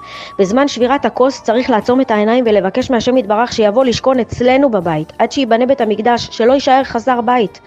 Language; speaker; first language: Hebrew; native; Hebrew